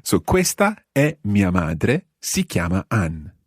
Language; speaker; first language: Italian; non-native, fluent; English